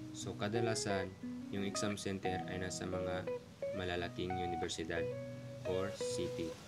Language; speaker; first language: Filipino; native; Filipino